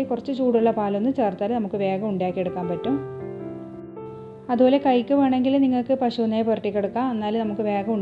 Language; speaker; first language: Malayalam; native; Malayalam